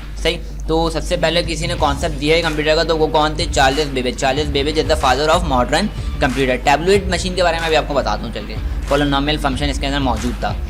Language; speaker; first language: Urdu; native; Urdu